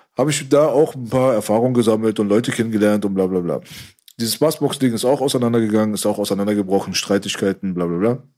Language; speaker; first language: German; native; German